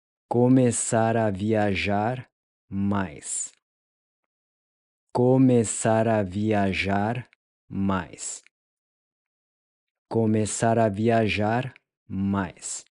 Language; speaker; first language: Portuguese; non-native, fluent; English